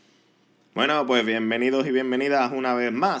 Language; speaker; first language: Spanish; native; Spanish